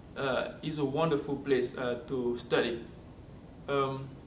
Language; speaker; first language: English; non-native, fluent; French